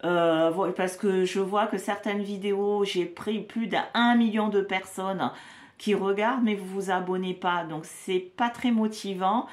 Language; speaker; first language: French; native; French